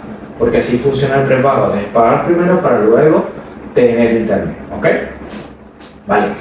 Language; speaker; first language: Spanish; native; Spanish